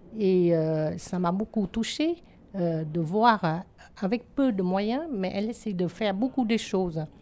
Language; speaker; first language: French; non-native, fluent; Vietnamese